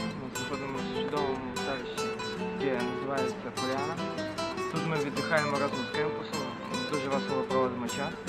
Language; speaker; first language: Ukrainian; non-native, learner; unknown